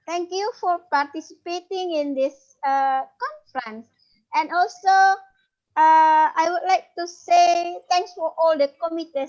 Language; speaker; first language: English; non-native, fluent; Indonesian